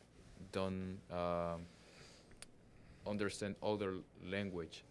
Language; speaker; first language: English; non-native, learner; Spanish